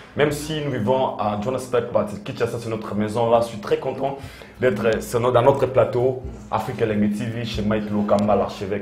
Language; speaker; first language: French; non-native, local second language; Lingala